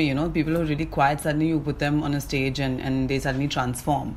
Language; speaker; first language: English; non-native, local second language; Malayalam